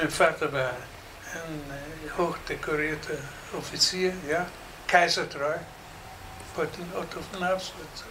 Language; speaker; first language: German; native; German